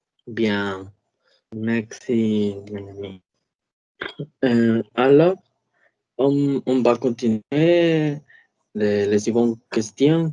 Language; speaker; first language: French; non-native, learner; Spanish